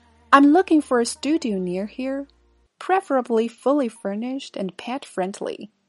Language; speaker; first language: English; non-native, fluent; Chinese